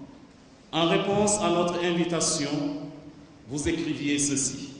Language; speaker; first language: French; non-native, local second language; Jola-Fonyi